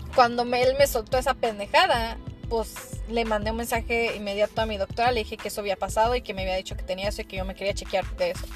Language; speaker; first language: Spanish; early bilingual, heritage; Spanish